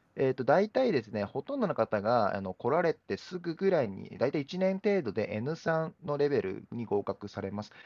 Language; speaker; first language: Japanese; native; Japanese